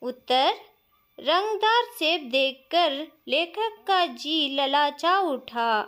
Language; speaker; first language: Hindi; non-native, local second language; Kannada